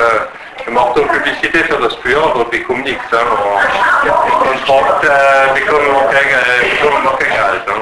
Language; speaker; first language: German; non-native, learner; French